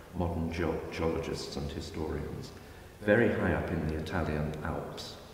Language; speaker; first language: English; native; English